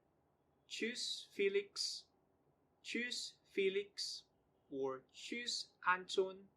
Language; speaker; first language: German; non-native, learner; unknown